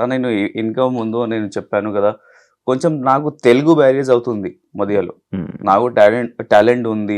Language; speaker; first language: Telugu; non-native, learner; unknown